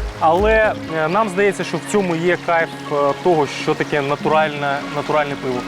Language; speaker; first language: Ukrainian; native; Ukrainian